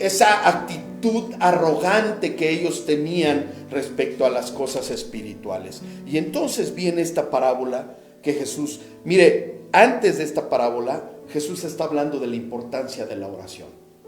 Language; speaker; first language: Spanish; native; Spanish